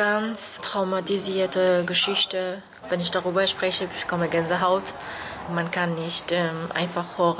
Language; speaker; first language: German; non-native, fluent; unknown